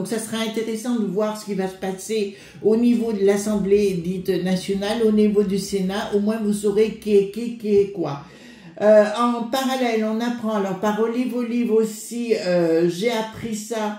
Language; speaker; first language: French; native; French